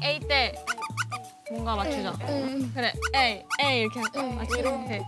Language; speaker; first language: Korean; native; Korean